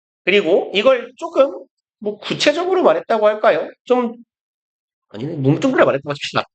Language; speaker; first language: Korean; native; Korean